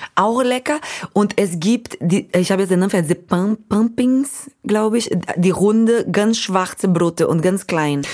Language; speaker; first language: German; non-native, fluent; Portuguese